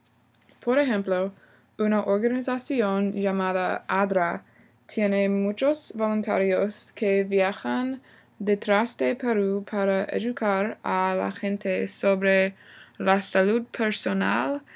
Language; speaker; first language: Spanish; non-native, learner; English